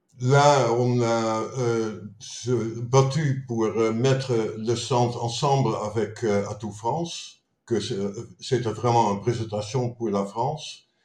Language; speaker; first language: French; non-native, fluent; Dutch